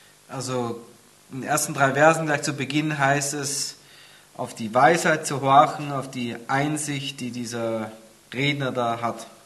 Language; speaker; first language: German; native; German